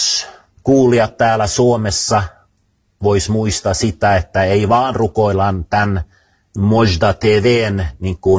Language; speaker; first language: Finnish; early bilingual, other home language; Swedish